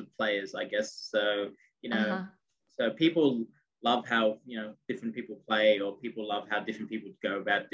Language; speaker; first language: English; non-native, local second language; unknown